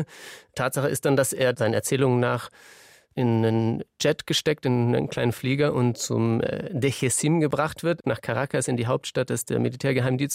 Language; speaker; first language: German; native; German